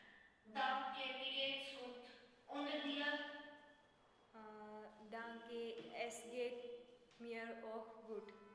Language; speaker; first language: German; non-native, learner; Hindi